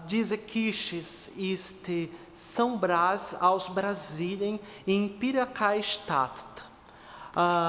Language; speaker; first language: German; non-native, learner; Portuguese